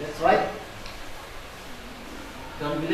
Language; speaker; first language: English; non-native, learner; Indonesian